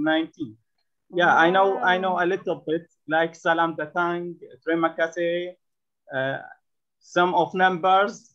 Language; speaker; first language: English; non-native, fluent; Arabic